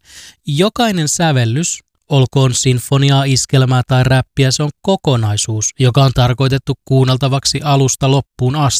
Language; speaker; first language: Finnish; native; Finnish